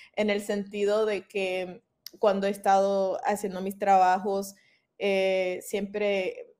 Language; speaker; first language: Spanish; early bilingual, heritage; Spanish